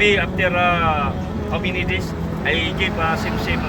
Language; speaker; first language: English; non-native, learner; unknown